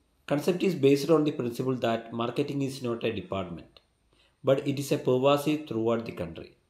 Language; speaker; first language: English; non-native, local second language; Malayalam